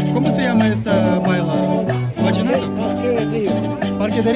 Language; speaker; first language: Spanish; non-native, learner; Russian